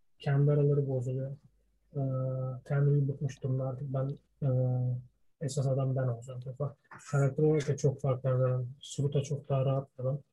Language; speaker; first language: Turkish; early bilingual, heritage; Turkish